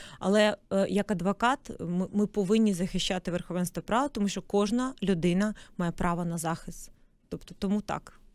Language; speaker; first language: Ukrainian; non-native, local second language; Russian